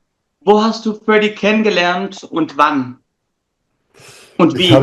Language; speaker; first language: German; non-native, fluent; Italian